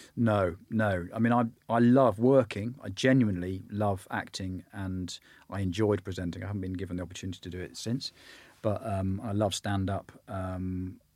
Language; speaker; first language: English; native; English